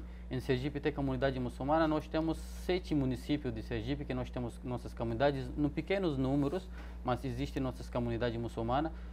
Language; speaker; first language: Portuguese; non-native, fluent; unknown